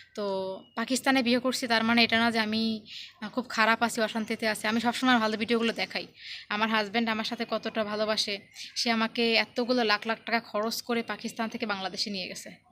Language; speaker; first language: Bangla; native; Bangla